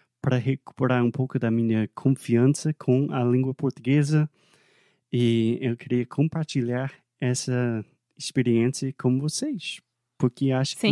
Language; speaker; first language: Portuguese; non-native, fluent; English